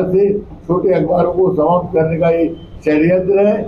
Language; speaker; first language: Hindi; non-native, local second language; Marathi